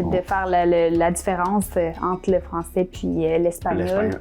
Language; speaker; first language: French; native; French